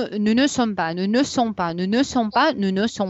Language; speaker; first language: French; non-native, fluent; Russian